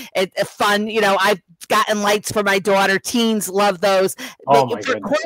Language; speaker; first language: English; native; English